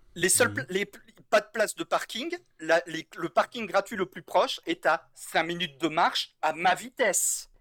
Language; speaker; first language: French; native; French